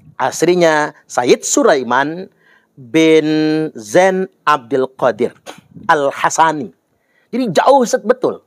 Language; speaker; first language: Indonesian; native; Indonesian